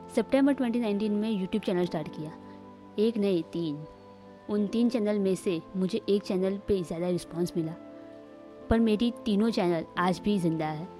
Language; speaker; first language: Hindi; non-native, local second language; Marathi